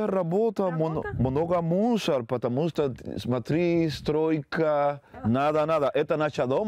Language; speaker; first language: Russian; non-native, learner; Spanish